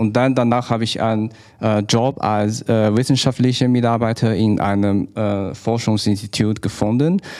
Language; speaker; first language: German; non-native, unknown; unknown